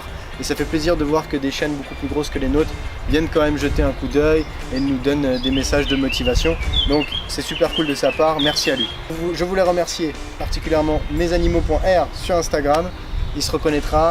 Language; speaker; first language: French; native; French